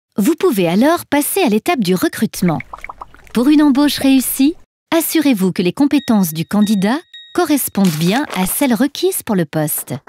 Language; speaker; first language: French; native; French